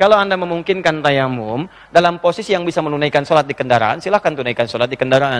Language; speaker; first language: Indonesian; native; Indonesian